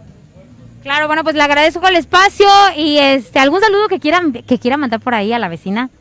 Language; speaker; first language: Spanish; native; Spanish